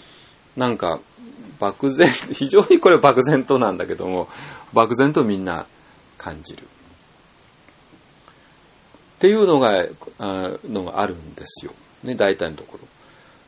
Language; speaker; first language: Japanese; native; Japanese